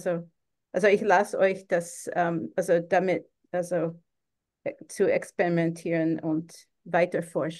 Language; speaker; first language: German; non-native, fluent; English